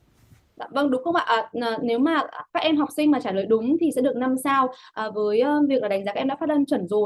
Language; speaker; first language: Vietnamese; native; Vietnamese